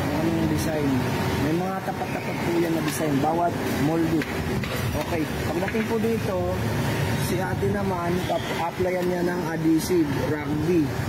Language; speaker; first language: Filipino; native; Filipino